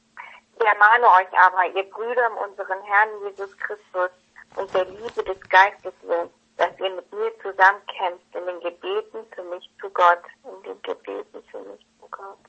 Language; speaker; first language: German; native; German